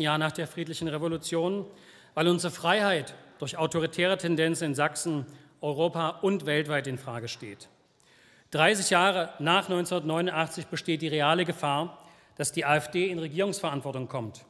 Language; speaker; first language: German; native; German